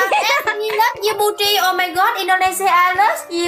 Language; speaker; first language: English; non-native, learner; Indonesian